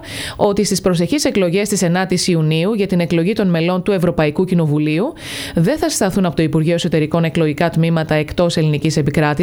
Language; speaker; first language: Greek; native; Greek